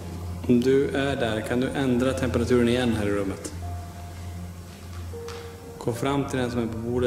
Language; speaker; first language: Swedish; native; Swedish